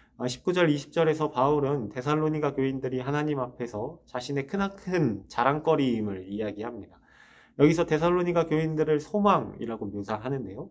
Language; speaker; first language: Korean; native; Korean